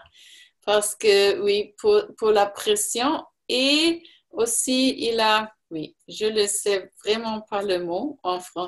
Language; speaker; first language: French; non-native, learner; German